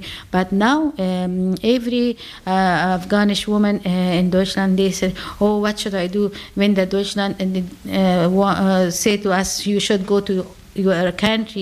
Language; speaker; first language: English; non-native, learner; Persian